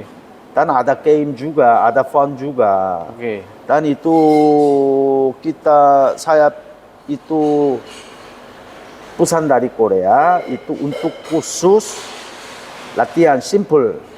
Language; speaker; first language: Indonesian; non-native, learner; Korean